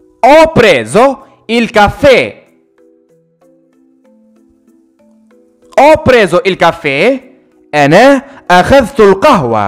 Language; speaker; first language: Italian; non-native, fluent; Arabic